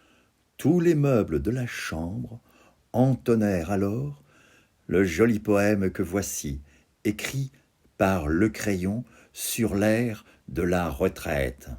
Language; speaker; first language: French; native; French